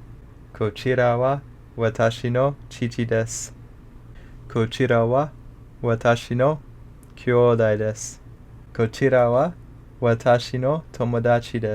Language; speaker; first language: Japanese; non-native, learner; English